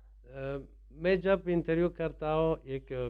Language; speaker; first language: Hindi; non-native, learner; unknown